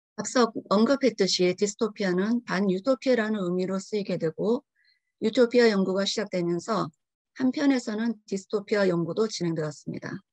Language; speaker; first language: Korean; early bilingual, heritage; Korean